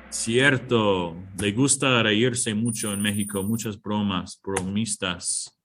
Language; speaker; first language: Spanish; non-native, fluent; English